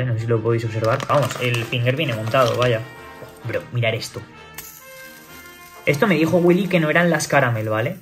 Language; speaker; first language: Spanish; native; Spanish